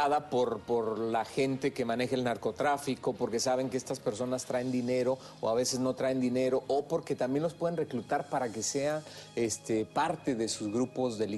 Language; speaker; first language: Spanish; early bilingual, other home language; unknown